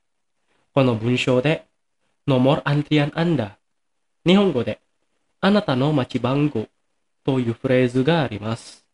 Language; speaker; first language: Japanese; non-native, fluent; Indonesian